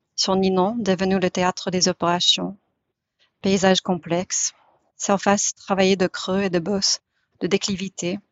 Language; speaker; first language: French; non-native, fluent; English